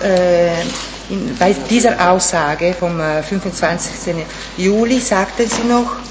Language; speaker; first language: German; non-native, fluent; Italian